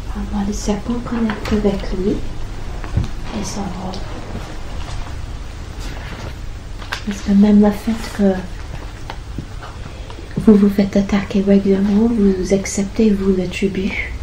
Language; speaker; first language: French; non-native, fluent; English